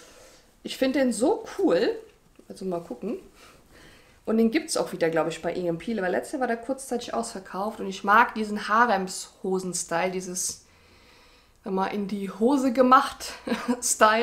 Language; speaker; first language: German; native; German